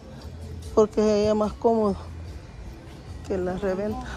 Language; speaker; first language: Spanish; native; Spanish